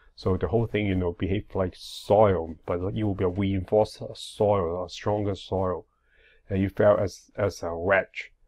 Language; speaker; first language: English; non-native, fluent; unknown